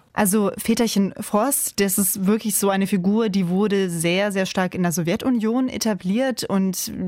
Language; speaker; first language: German; early bilingual, other home language; Ukrainian